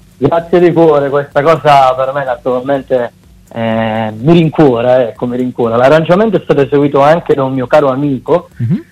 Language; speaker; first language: Italian; native; Italian